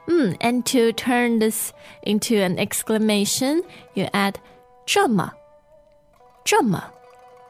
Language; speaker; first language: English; non-native, fluent; Chinese